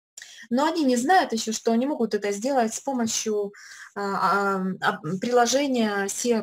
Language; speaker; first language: Russian; native; Russian